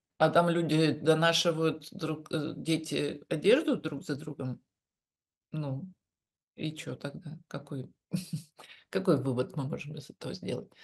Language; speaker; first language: Russian; native; Russian